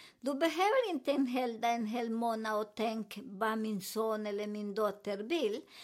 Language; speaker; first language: Swedish; non-native, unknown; Spanish